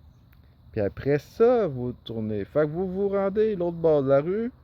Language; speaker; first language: French; native; French